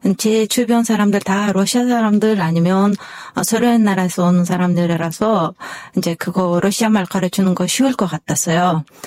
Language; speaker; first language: Korean; non-native, fluent; Kyrgyz